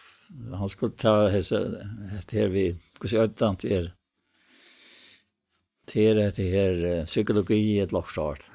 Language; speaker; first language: Danish; non-native, local second language; Faroese